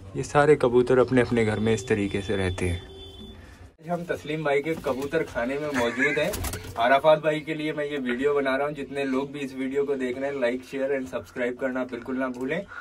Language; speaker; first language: Hindi; native; Hindi